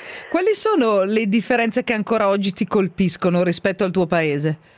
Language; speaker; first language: Italian; native; Italian